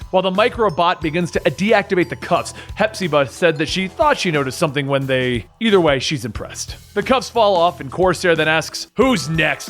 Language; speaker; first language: English; native; English